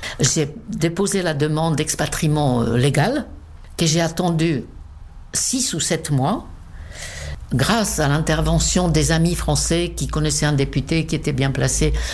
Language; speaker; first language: French; non-native, fluent; Czech